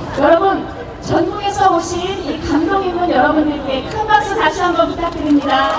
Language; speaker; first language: Korean; native; Korean